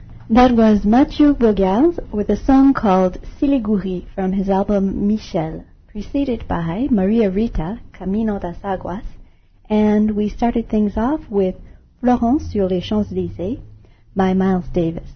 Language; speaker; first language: English; native; English